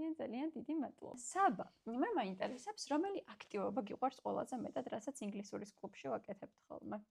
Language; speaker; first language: Georgian; native; Georgian